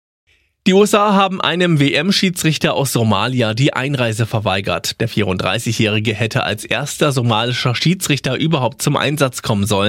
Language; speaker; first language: German; native; German